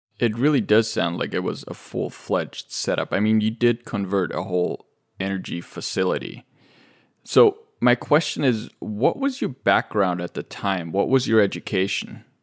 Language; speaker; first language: English; native; English